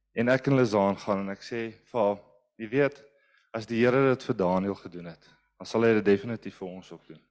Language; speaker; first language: Afrikaans; non-native, local second language; English